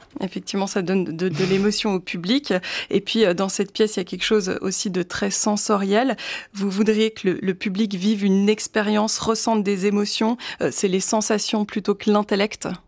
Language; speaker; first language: French; native; French